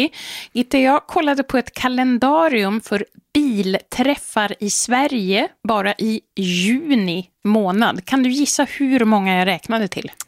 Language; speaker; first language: Swedish; native; Swedish